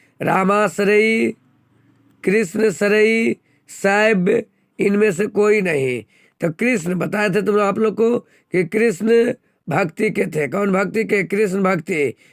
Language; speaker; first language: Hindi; native; Hindi